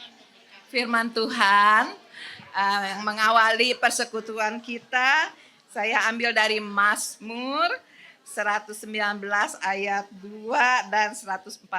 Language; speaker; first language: Indonesian; native; Indonesian